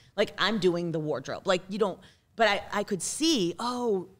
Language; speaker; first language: English; native; English